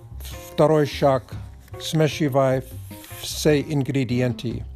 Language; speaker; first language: Russian; non-native, learner; English